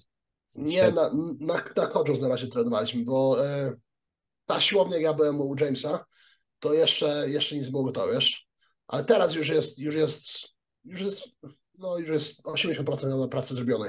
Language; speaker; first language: Polish; early bilingual, heritage; Polish